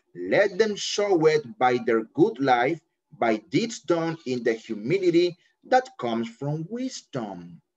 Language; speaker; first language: English; non-native, fluent; Spanish